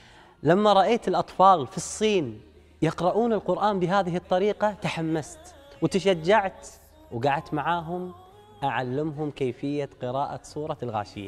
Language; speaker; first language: Arabic; native; Arabic